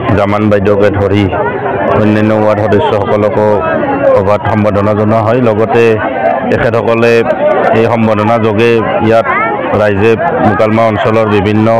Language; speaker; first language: Assamese; native; Assamese